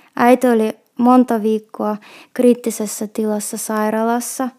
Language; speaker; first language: Finnish; non-native, fluent; Russian